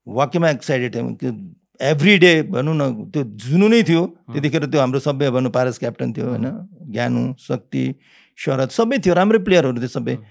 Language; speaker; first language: Nepali; early bilingual, heritage; Nepali